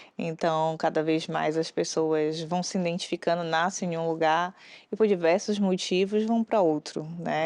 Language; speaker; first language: Portuguese; native; Portuguese